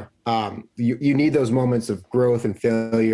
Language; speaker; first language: English; native; English